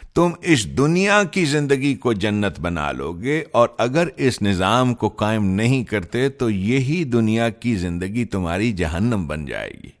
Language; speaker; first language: Urdu; native; Urdu